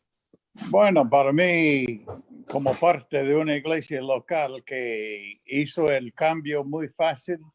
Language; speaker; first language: Spanish; non-native, fluent; English